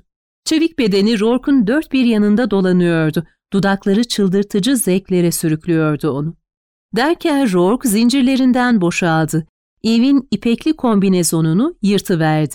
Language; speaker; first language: Turkish; native; Turkish